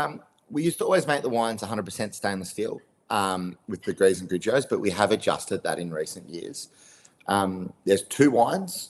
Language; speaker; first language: English; native; English